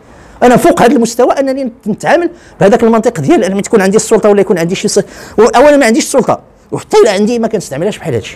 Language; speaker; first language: Arabic; native; Arabic